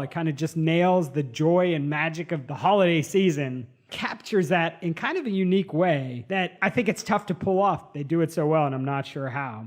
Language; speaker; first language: English; native; English